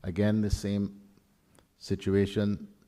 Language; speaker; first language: English; native; English